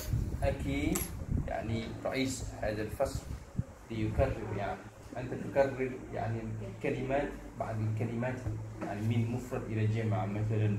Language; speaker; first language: Arabic; non-native, fluent; Malay